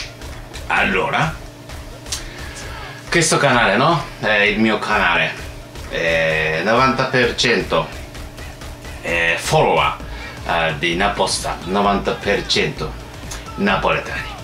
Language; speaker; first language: Italian; non-native, learner; Japanese